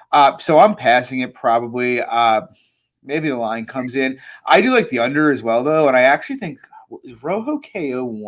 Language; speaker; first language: English; native; English